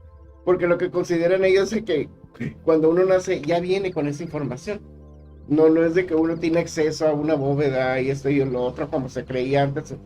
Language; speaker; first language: Spanish; native; Spanish